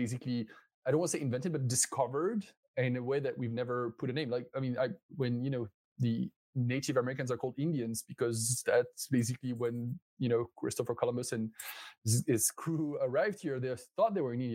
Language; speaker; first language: English; non-native, fluent; French